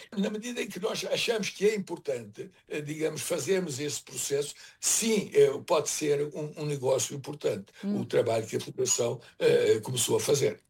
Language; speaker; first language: Portuguese; native; Portuguese